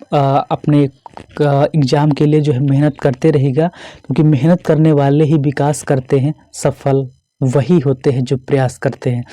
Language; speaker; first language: Hindi; native; Hindi